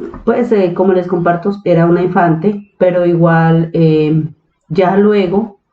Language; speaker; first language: Spanish; native; Spanish